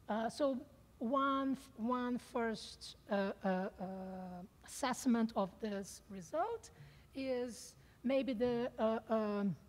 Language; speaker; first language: English; non-native, fluent; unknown